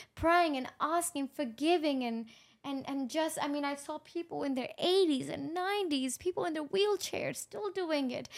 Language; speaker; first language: English; non-native, local second language; Urdu